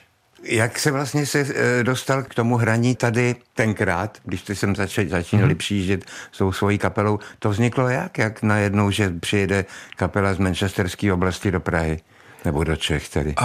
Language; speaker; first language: Czech; native; Czech